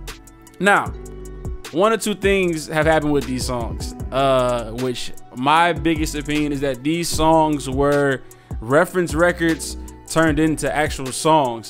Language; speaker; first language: English; native; English